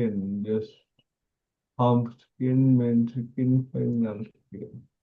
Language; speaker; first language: English; non-native, learner; Indonesian